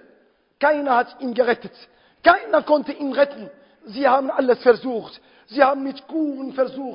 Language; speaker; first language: German; non-native, fluent; Arabic